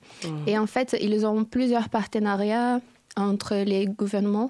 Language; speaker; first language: French; non-native, fluent; Portuguese